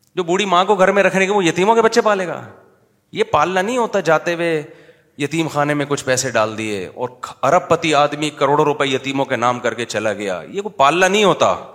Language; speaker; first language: Urdu; native; Urdu